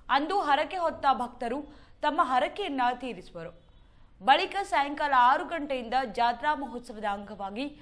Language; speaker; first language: Kannada; native; Kannada